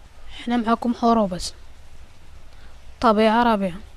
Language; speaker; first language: Arabic; native; Arabic